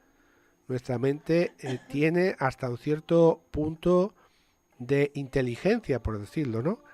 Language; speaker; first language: Spanish; native; Spanish